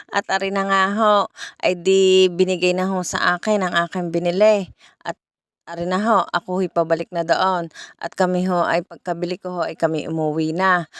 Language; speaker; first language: Filipino; native; Filipino